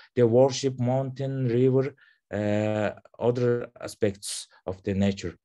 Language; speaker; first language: English; non-native, learner; Mongolian